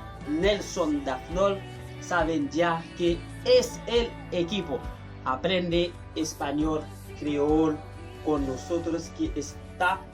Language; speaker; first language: Spanish; non-native, fluent; Haitian Creole